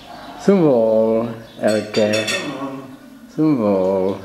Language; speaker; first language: German; non-native, fluent; Czech